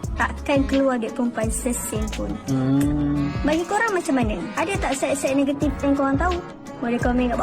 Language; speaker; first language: Malay; native; Malay